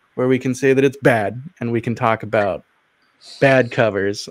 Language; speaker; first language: English; native; English